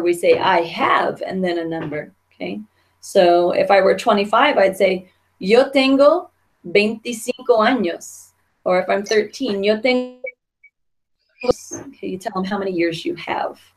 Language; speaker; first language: English; native; English